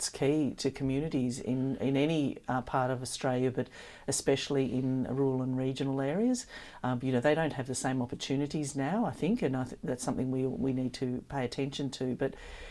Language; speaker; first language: English; native; English